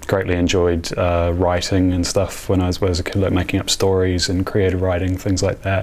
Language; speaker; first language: English; native; English